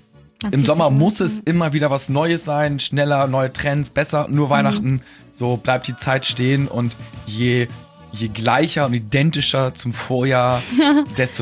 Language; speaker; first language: German; native; German